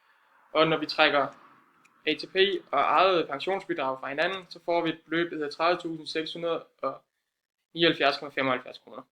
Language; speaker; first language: Danish; native; Danish